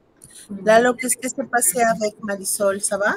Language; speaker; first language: Spanish; native; Spanish